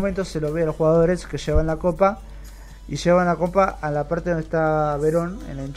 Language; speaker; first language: Spanish; native; Spanish